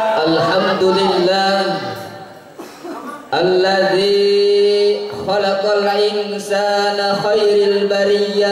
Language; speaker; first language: Arabic; non-native, learner; Indonesian